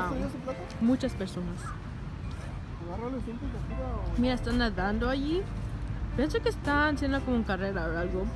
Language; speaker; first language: Spanish; early bilingual, heritage; Spanish